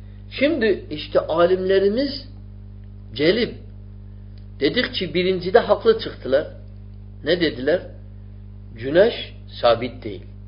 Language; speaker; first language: Turkish; non-native, fluent; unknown